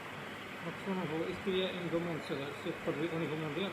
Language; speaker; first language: French; non-native, local second language; Arabic